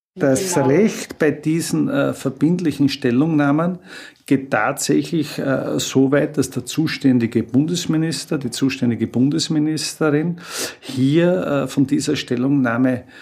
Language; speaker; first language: German; native; German